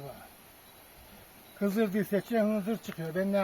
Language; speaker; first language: Turkish; native; Turkish